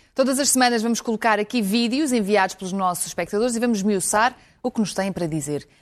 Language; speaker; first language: Portuguese; early bilingual, other home language; Ukrainian